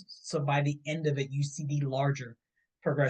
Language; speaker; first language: English; native; English